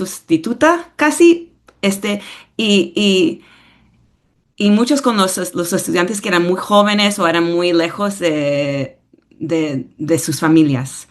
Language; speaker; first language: Spanish; early bilingual, heritage; English